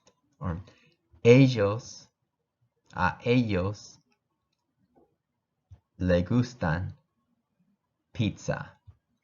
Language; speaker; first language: Spanish; non-native, fluent; English